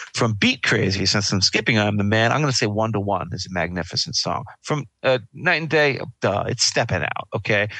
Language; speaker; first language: English; native; English